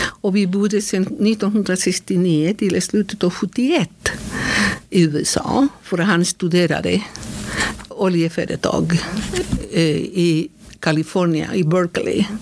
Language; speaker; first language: Swedish; non-native, fluent; Spanish